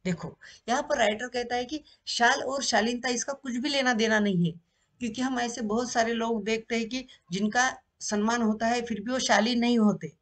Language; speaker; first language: Hindi; non-native, local second language; Marathi